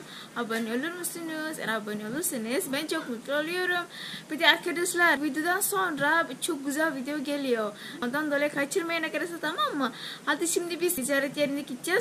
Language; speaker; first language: Turkish; non-native, learner; Javanese